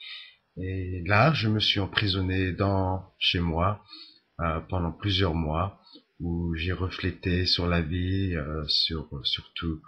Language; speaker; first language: French; native; French